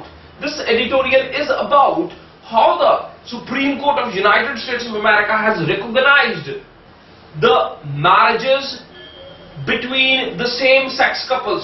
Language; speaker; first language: English; non-native, local second language; Hindi